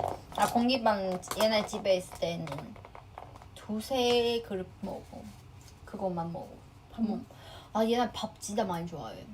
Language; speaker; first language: Korean; non-native, fluent; Chinese